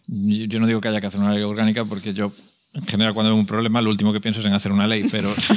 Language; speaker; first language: Spanish; native; Spanish